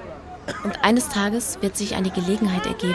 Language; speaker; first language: German; native; German